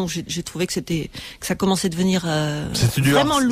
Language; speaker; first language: French; native; French